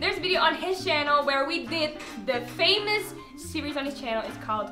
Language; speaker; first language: English; non-native, fluent; Dutch